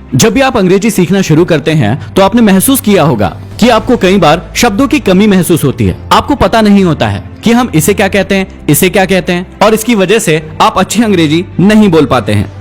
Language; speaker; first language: Hindi; native; Hindi